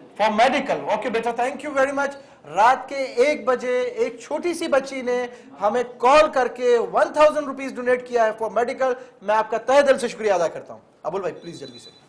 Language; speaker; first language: Urdu; native; Urdu